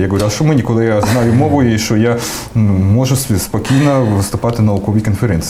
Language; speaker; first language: Ukrainian; early bilingual, heritage; Russian